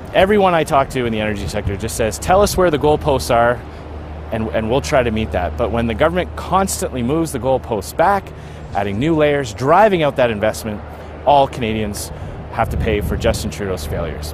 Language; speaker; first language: English; native; English